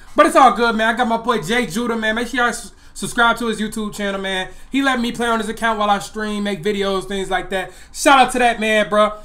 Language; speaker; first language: English; native; English